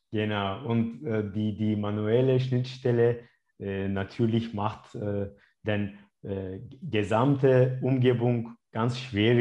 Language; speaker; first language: German; non-native, fluent; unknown